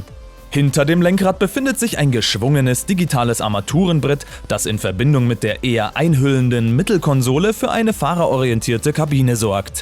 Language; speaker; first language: German; native; German